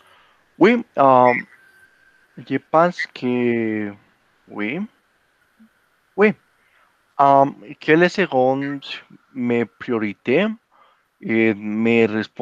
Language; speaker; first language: French; non-native, learner; Spanish